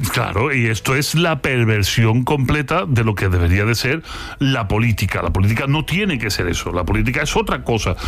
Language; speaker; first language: Spanish; native; Spanish